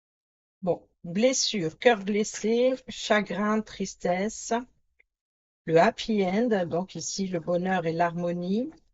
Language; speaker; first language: French; native; French